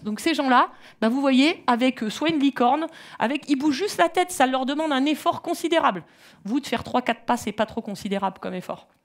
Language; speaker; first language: French; native; French